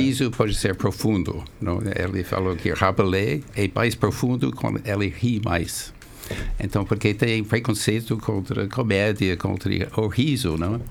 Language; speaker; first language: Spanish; non-native, learner; English